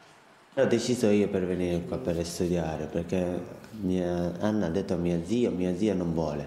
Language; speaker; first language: Italian; non-native, learner; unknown